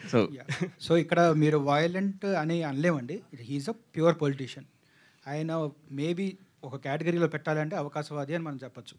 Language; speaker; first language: Telugu; native; Telugu